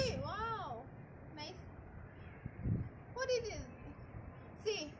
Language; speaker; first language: English; non-native, learner; Thai